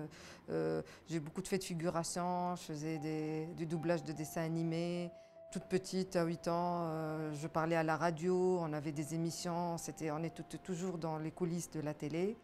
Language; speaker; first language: French; non-native, local second language; Arabic